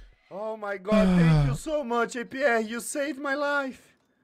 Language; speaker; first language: English; non-native, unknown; Portuguese